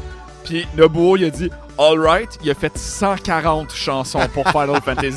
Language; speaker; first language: French; native; French